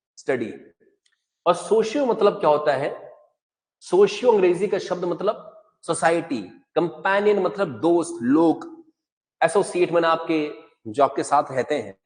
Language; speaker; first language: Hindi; native; Hindi